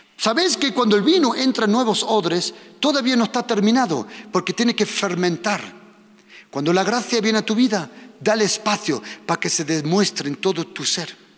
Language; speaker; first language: Spanish; non-native, fluent; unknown